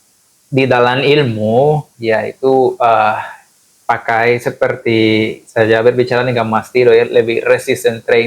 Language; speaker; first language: Indonesian; non-native, fluent; Spanish